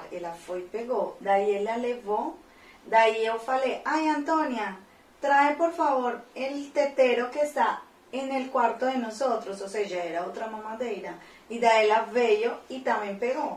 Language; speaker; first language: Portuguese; non-native, fluent; Spanish